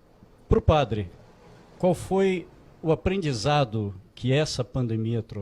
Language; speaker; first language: Portuguese; native; Portuguese